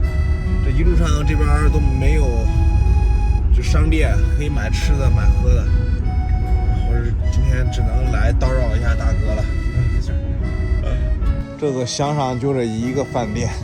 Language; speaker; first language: Chinese; native; Chinese